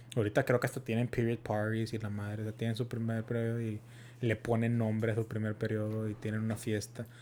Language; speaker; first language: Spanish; early bilingual, heritage; Spanish